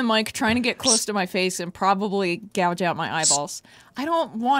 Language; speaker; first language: English; native; English